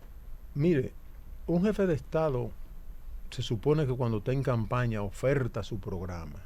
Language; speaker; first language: Spanish; native; Spanish